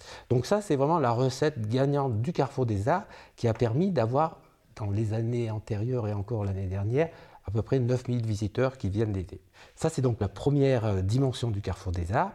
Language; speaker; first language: French; native; French